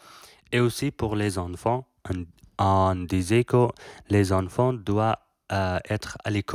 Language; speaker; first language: French; non-native, learner; Persian